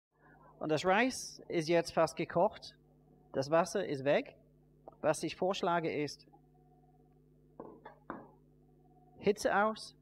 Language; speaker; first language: German; non-native, fluent; English